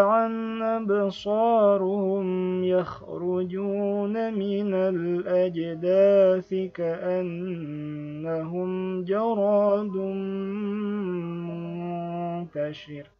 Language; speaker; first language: Arabic; non-native, fluent; Indonesian